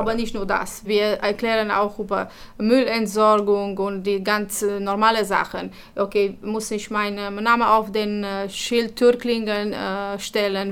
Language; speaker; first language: German; non-native, fluent; Romanian